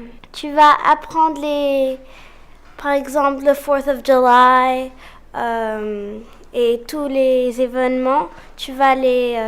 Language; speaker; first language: French; non-native, fluent; Spanish